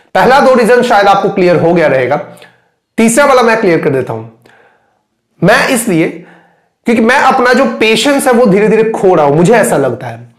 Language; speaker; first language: Hindi; non-native, local second language; Bangla